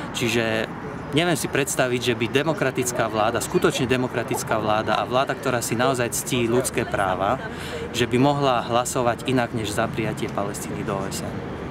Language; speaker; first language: Slovak; non-native, fluent; Arabic